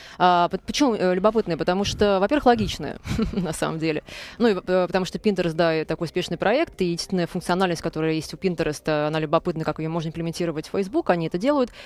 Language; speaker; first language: Russian; native; Russian